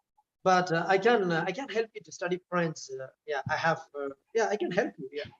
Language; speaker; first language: English; non-native, local second language; Malayalam